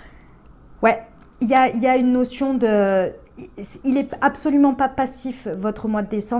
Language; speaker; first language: French; native; French